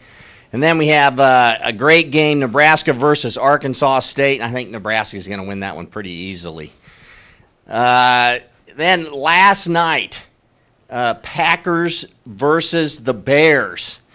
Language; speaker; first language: English; native; English